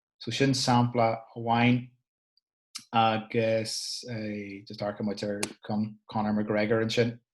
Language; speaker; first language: Irish; non-native, local second language; English